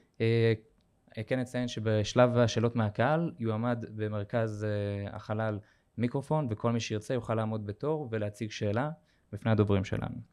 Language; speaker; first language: Hebrew; native; Hebrew